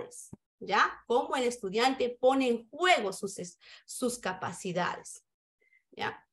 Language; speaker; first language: Spanish; native; Spanish